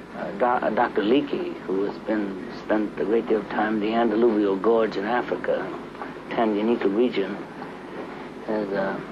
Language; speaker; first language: English; native; English